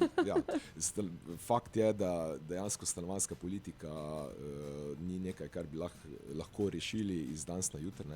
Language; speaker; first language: Slovenian; native; Slovenian